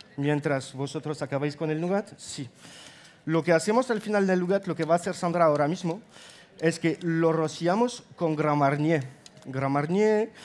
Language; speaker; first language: Spanish; non-native, fluent; German